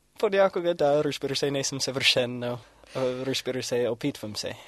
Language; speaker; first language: Bulgarian; non-native, fluent; English